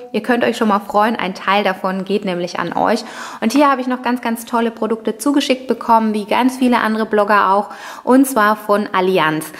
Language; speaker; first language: German; non-native, fluent; Italian